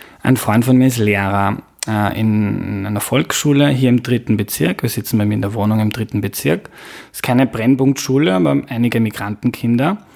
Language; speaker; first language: German; native; German